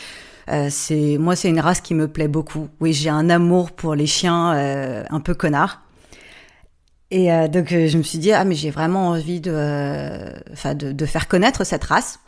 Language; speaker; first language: French; native; French